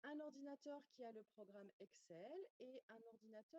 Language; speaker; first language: French; native; French